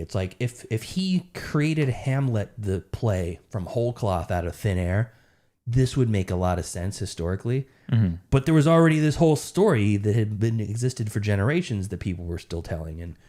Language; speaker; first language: English; native; English